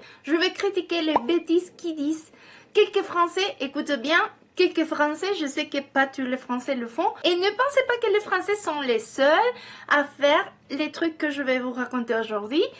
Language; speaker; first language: French; non-native, fluent; Spanish